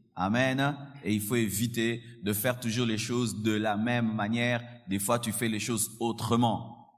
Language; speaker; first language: French; non-native, local second language; Lingala